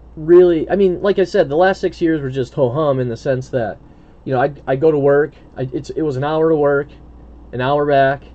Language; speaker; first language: English; native; English